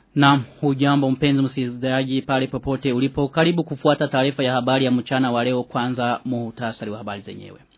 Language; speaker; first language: Swahili; non-native, local second language; Rundi